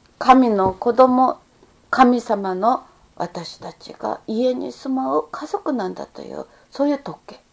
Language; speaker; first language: Japanese; non-native, fluent; Korean